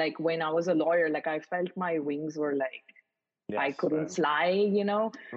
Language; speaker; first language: English; non-native, local second language; Marathi